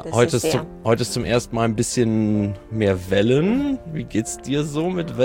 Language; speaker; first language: German; native; German